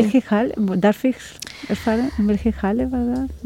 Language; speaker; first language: German; non-native, learner; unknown